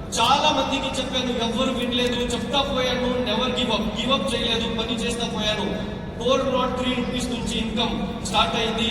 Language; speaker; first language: Telugu; non-native, local second language; Urdu